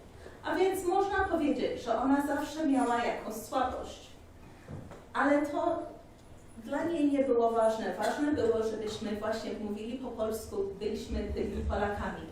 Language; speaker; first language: Polish; early bilingual, heritage; Polish